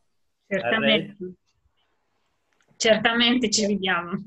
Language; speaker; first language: Italian; non-native, fluent; Russian